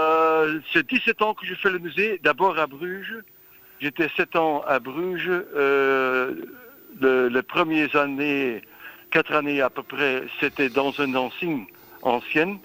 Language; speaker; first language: French; non-native, local second language; Dutch